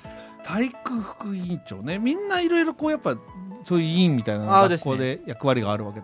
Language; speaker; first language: Japanese; native; Japanese